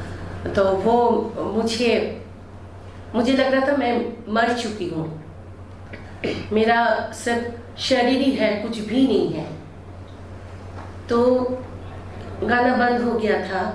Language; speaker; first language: Hindi; non-native, local second language; Bangla